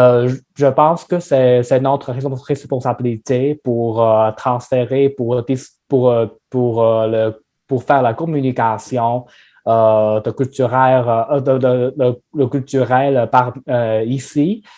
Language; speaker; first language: French; non-native, learner; Chinese